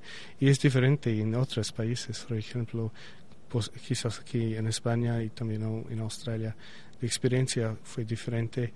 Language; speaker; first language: Spanish; non-native, learner; English